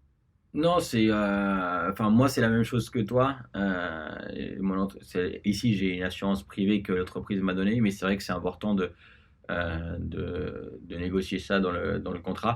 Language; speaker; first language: French; early bilingual, other home language; Spanish